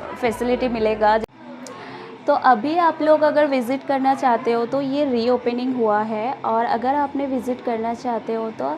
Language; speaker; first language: Hindi; non-native, local second language; Kannada